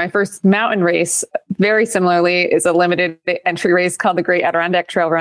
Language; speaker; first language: English; native; English